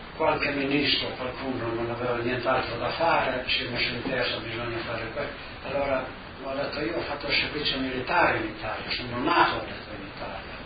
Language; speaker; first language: Italian; native; Italian